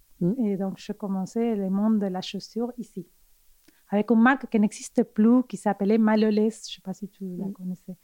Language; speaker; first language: French; non-native, fluent; Spanish